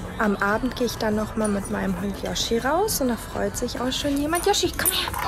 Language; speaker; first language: German; native; German